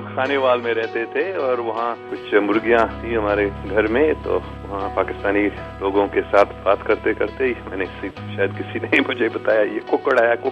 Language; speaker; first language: Hindi; non-native, local second language; English